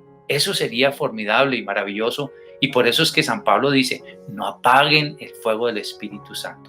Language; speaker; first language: Spanish; native; Spanish